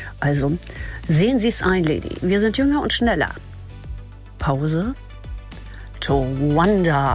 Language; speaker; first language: German; native; German